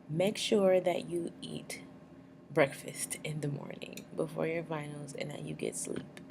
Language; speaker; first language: English; native; English